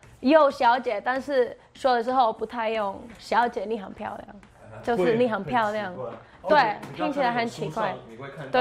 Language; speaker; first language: Chinese; non-native, learner; Spanish